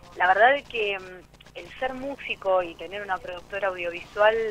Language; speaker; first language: Spanish; native; Spanish